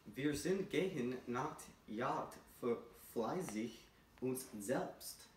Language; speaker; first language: German; non-native, learner; English